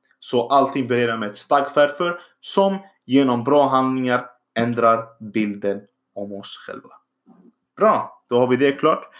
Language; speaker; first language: Swedish; early bilingual, other home language; Arabic